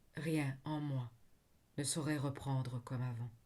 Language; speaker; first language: French; native; French